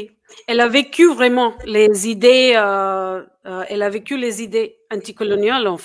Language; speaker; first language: French; non-native, fluent; English